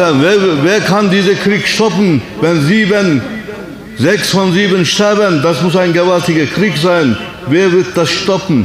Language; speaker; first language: German; non-native, fluent; Turkish